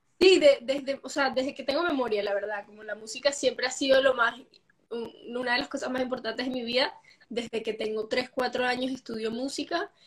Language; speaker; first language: Spanish; early bilingual, heritage; Spanish